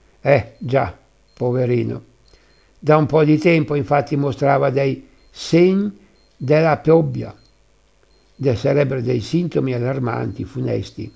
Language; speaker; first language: Italian; native; Italian